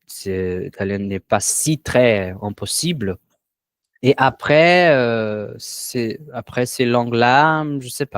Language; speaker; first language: French; non-native, learner; Portuguese